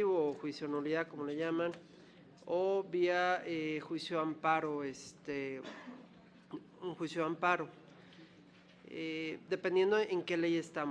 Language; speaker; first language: Spanish; native; Spanish